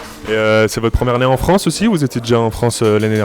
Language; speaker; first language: French; native; French